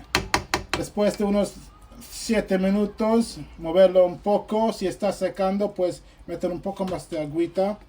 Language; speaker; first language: Spanish; non-native, fluent; Bangla